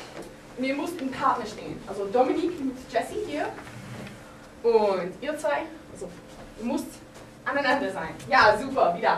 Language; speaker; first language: German; non-native, learner; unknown